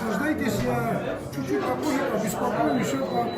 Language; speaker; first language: Russian; non-native, fluent; Georgian